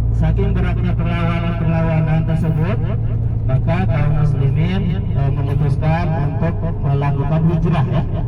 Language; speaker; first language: Indonesian; native; Indonesian